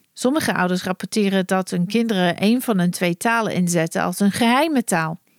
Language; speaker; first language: Dutch; non-native, fluent; English